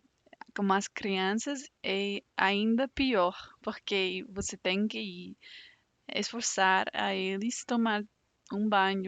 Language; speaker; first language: Portuguese; non-native, fluent; English